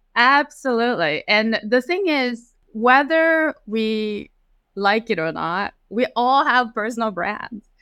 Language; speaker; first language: English; early bilingual, other home language; Japanese